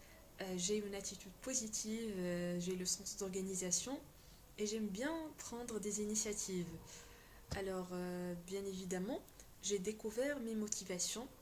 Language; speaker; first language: French; non-native, local second language; Arabic